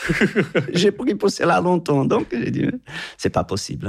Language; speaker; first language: French; non-native, fluent; Portuguese